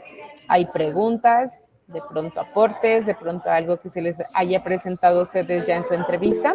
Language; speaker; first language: Spanish; native; Spanish